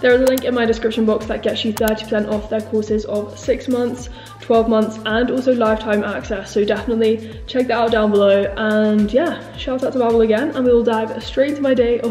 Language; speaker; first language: English; native; English